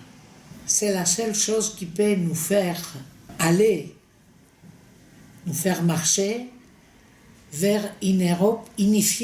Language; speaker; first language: French; non-native, fluent; Greek